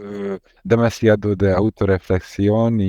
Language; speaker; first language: Spanish; non-native, learner; Hungarian